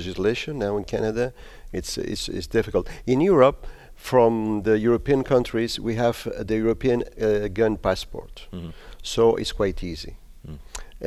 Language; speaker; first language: English; non-native, learner; Spanish